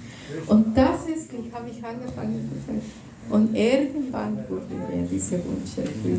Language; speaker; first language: German; non-native, fluent; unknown